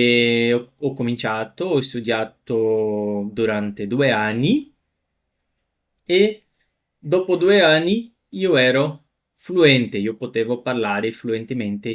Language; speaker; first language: Italian; non-native, fluent; Portuguese